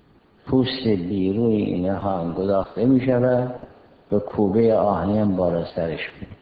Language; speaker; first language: Persian; native; Persian